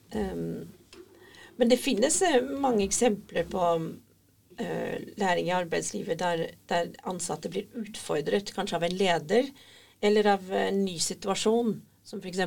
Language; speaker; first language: Norwegian; non-native, fluent; English